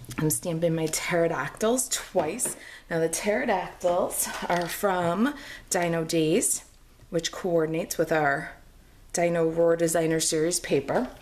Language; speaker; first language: English; native; English